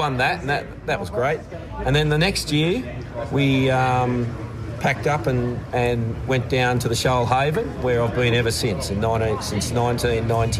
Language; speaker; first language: English; native; English